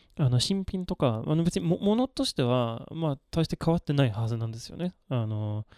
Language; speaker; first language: Japanese; non-native, fluent; Swedish